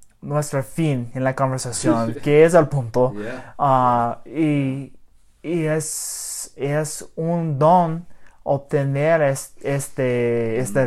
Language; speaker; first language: Spanish; early bilingual, heritage; English